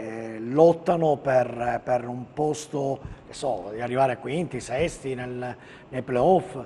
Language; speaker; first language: Italian; native; Italian